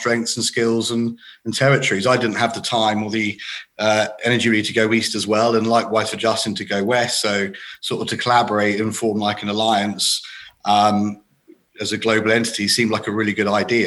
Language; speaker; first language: English; native; English